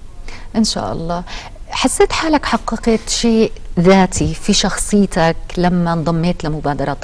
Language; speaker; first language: Arabic; native; Arabic